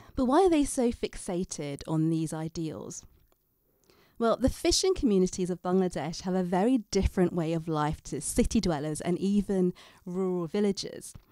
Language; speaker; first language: English; native; English